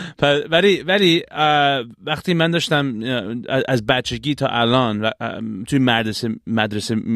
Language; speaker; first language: Persian; early bilingual, heritage; Persian